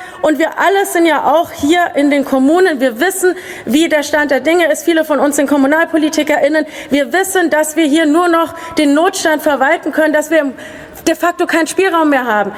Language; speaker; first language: German; native; German